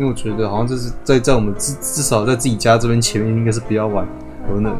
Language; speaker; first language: Chinese; native; Chinese